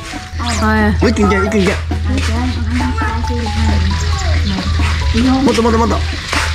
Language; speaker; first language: Japanese; native; Japanese